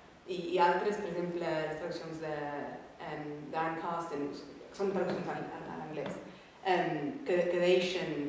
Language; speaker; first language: Catalan; non-native, fluent; English